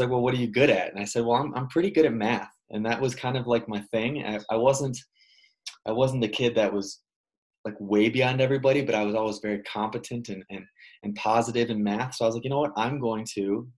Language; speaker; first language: English; native; English